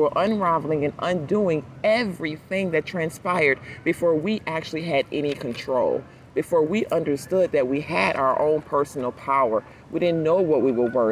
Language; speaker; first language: English; native; English